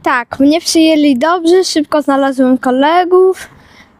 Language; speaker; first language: Polish; early bilingual, other home language; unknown